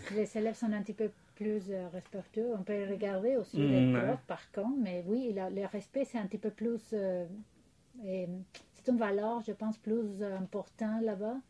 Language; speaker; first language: French; non-native, fluent; Spanish